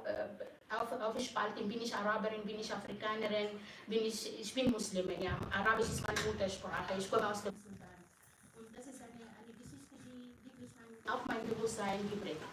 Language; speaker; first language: German; non-native, fluent; Arabic